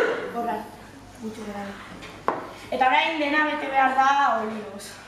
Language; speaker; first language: Basque; non-native, local second language; Spanish